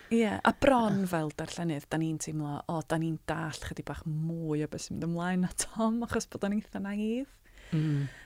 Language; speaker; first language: Welsh; native; Welsh